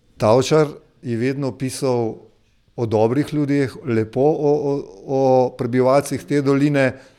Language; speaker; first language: Slovenian; native; Slovenian